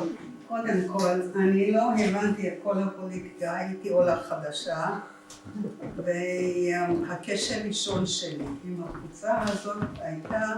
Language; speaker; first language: Hebrew; non-native, fluent; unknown